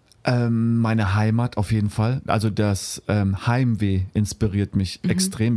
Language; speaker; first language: German; early bilingual, heritage; German